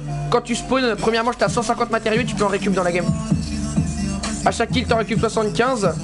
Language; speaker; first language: French; native; French